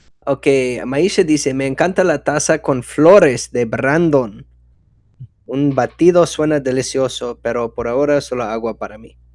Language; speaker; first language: Spanish; non-native, fluent; English